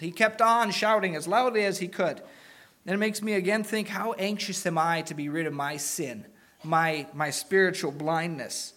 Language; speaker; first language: English; native; English